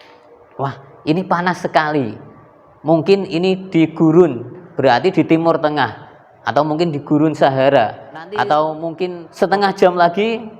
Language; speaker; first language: Indonesian; native; Indonesian